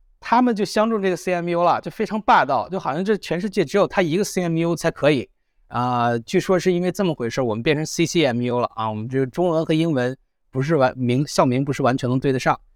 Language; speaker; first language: Chinese; native; Chinese